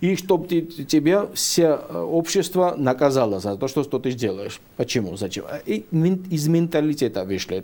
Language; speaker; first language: Russian; non-native, fluent; Georgian